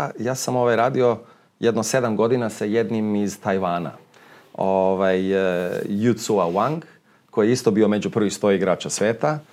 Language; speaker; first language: Serbian; early bilingual, heritage; Serbian